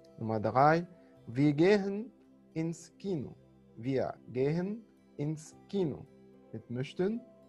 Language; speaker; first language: German; non-native, fluent; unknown